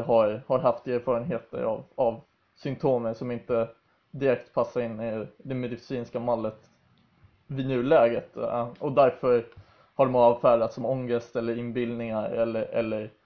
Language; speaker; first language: Swedish; native; Swedish